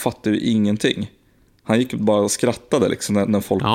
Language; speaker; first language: Swedish; native; Swedish